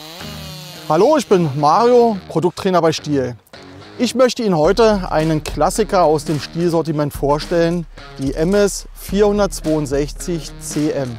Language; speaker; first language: German; native; German